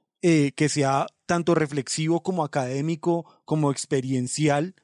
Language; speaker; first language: Spanish; native; Spanish